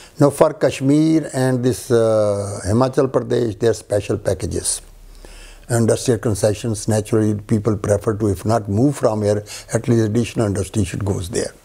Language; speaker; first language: English; non-native, local second language; Punjabi